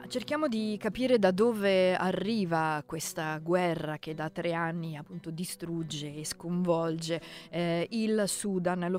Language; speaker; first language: Italian; native; Italian